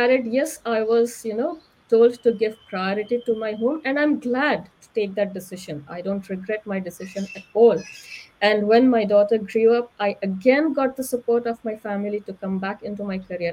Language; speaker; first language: English; non-native, local second language; Hindi